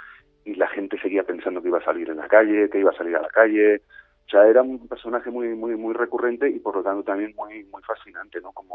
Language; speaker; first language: Spanish; native; Spanish